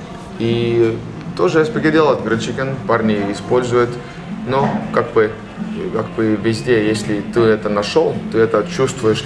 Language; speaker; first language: Russian; non-native, learner; Estonian